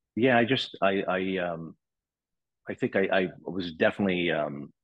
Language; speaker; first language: English; native; English